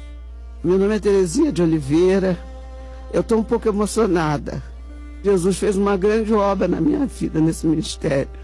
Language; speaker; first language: Portuguese; native; Portuguese